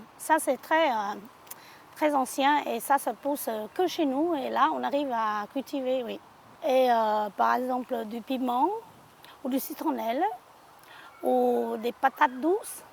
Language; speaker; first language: French; non-native, learner; Hmong